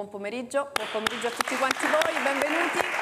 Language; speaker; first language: Italian; native; Italian